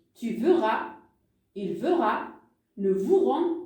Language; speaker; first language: French; non-native, local second language; Arabic